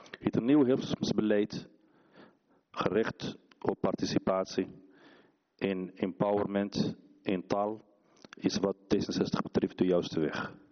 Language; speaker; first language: Dutch; non-native, fluent; Arabic